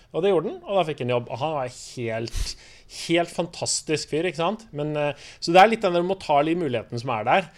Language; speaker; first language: Norwegian; native; Norwegian